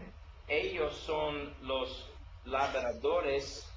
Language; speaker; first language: Spanish; non-native, learner; English